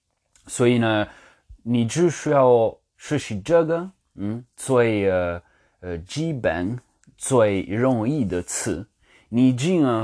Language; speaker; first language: Chinese; non-native, learner; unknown